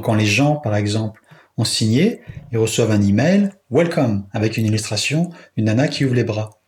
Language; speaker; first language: French; native; French